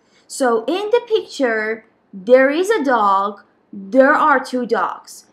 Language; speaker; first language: English; non-native, fluent; Persian